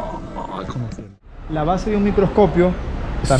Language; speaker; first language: Spanish; native; Spanish